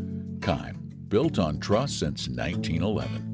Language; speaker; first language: English; native; English